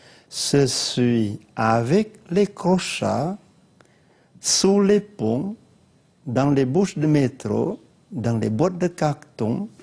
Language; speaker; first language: French; non-native, learner; Lao